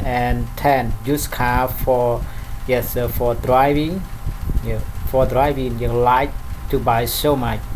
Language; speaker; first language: English; non-native, learner; Khmer